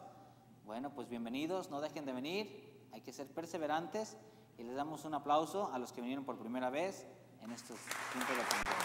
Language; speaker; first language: Spanish; native; Spanish